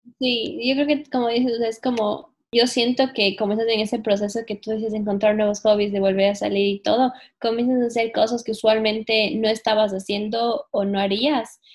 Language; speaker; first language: Spanish; native; Spanish